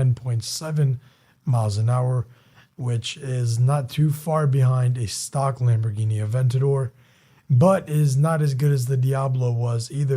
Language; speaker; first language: English; native; English